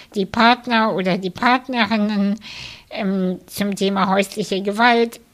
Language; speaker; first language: German; non-native, fluent; Russian